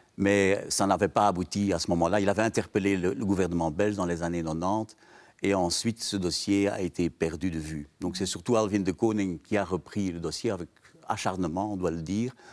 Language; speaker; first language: French; native; French